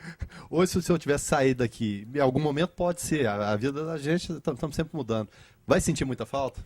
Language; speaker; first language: Portuguese; native; Portuguese